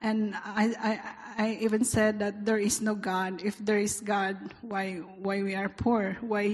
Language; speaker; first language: English; non-native, local second language; Iloko